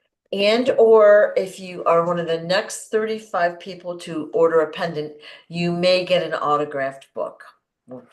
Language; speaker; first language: English; native; English